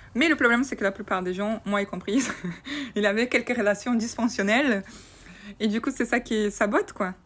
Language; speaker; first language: French; non-native, fluent; Portuguese